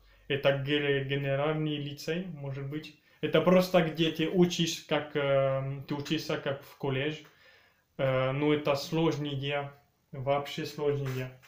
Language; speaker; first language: Russian; early bilingual, heritage; French